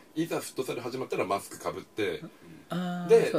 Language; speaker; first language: Japanese; native; Japanese